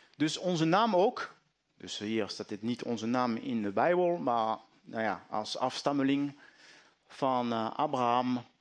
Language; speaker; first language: Dutch; non-native, fluent; French